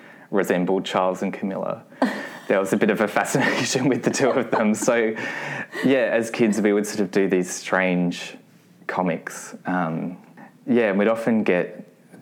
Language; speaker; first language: English; native; English